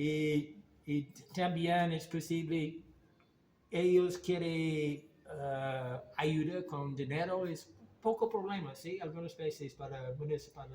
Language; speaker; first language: Spanish; non-native, learner; English